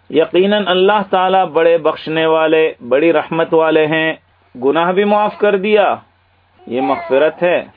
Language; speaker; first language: Urdu; native; Urdu